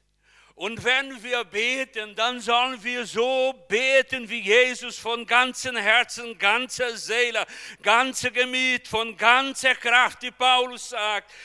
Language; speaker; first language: German; non-native, fluent; Portuguese